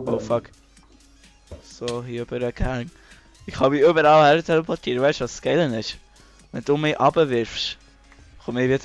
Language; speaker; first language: German; native; German